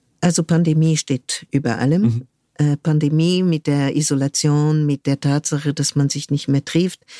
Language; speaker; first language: German; non-native, fluent; French